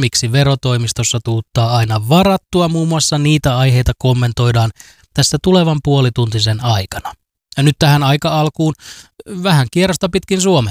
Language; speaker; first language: Finnish; native; Finnish